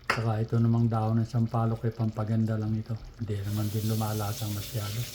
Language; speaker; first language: Filipino; native; Filipino